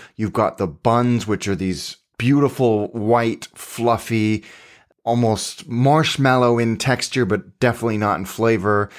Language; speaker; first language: English; native; English